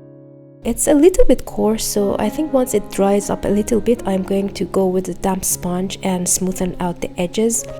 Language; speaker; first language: English; non-native, fluent; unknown